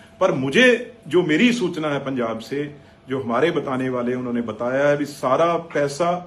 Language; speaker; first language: Hindi; non-native, local second language; Punjabi